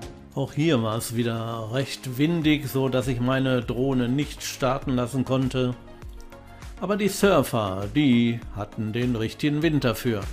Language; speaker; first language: German; native; German